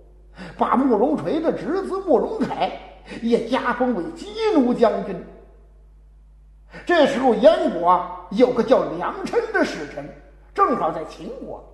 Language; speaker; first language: Chinese; native; Chinese